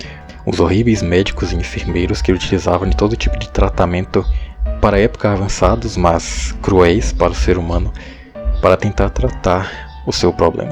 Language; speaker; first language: Portuguese; native; Portuguese